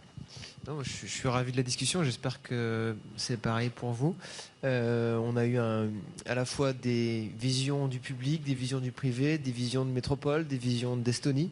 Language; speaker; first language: French; native; French